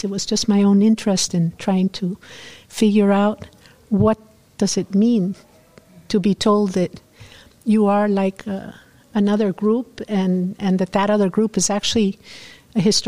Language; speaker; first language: English; non-native, fluent; Spanish